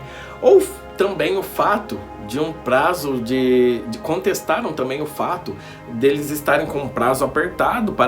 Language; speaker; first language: Portuguese; native; Portuguese